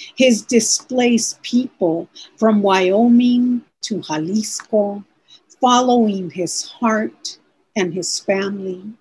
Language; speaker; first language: English; early bilingual, other home language; Spanish